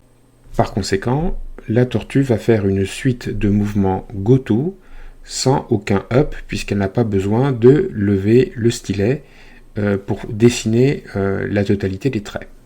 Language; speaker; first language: French; native; French